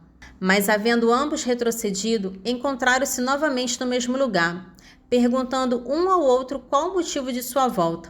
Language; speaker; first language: Portuguese; native; Portuguese